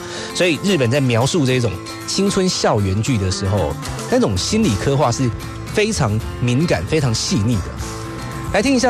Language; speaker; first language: Chinese; native; Chinese